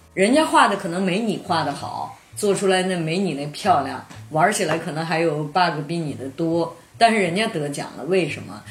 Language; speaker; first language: Chinese; native; Chinese